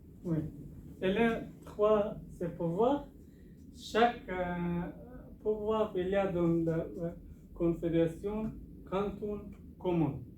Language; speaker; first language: French; non-native, learner; Persian